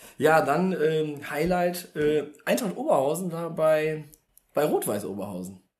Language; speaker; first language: German; native; German